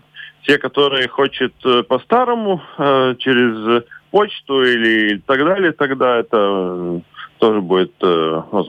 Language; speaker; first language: Russian; non-native, local second language; Latvian